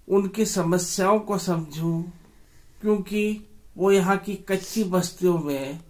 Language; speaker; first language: Hindi; native; Hindi